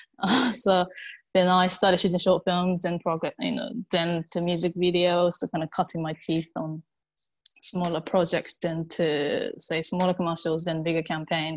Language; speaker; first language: English; non-native, fluent; Japanese